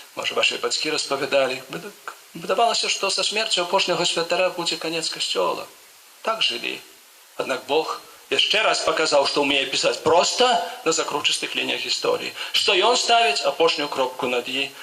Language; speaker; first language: Belarusian; non-native, local second language; Polish